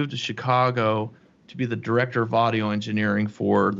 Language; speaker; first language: English; native; English